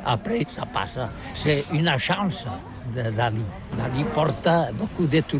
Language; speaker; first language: French; non-native, learner; Catalan